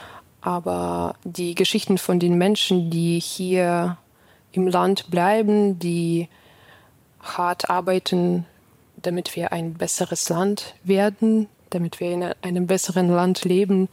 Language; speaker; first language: German; non-native, fluent; Ukrainian